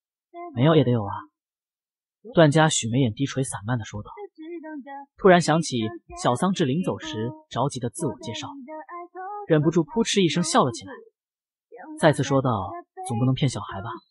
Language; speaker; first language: Chinese; native; Chinese